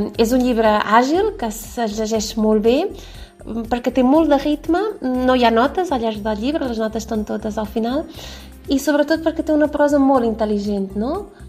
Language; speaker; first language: Catalan; non-native, fluent; Portuguese